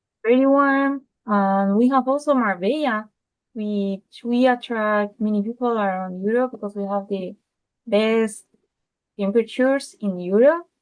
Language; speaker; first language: English; non-native, fluent; Spanish